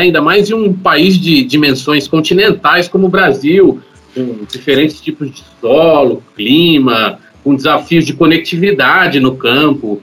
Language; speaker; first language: Portuguese; native; Portuguese